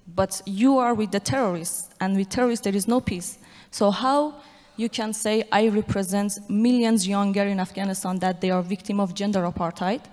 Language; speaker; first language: English; non-native, fluent; Persian